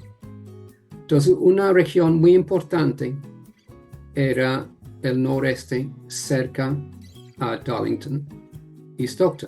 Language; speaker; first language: Spanish; non-native, fluent; English